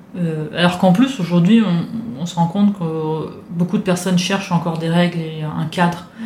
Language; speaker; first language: French; non-native, fluent; Italian